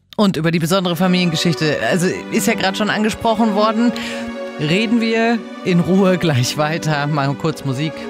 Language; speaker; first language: German; native; German